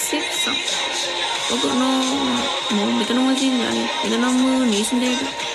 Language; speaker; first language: Japanese; non-native, learner; Vietnamese